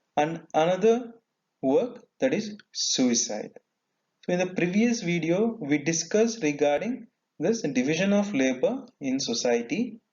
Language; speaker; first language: English; non-native, local second language; Kannada